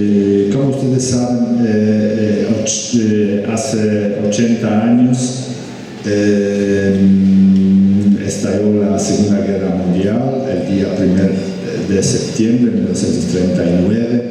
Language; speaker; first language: Spanish; non-native, fluent; Polish